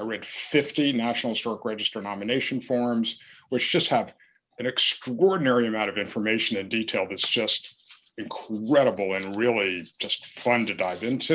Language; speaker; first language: English; native; English